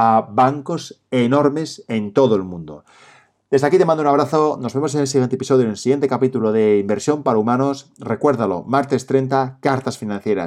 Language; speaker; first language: Spanish; native; Spanish